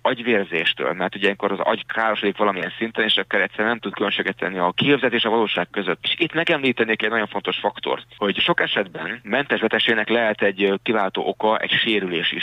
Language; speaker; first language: Hungarian; native; Hungarian